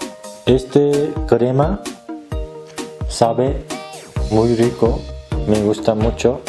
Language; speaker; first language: Spanish; non-native, learner; Turkish